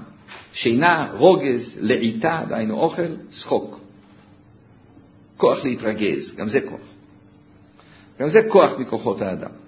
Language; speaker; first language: Hebrew; native; Hebrew